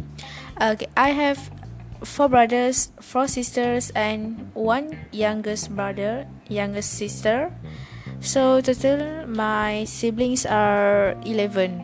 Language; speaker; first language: English; non-native, learner; Malay